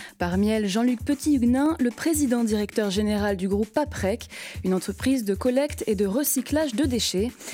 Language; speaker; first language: French; native; French